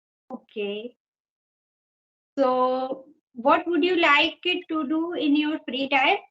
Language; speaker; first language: English; non-native, fluent; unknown